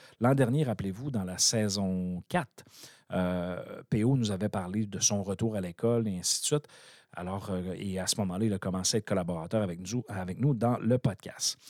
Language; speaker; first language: French; native; French